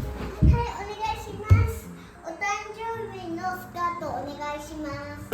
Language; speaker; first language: Japanese; non-native, learner; Mizo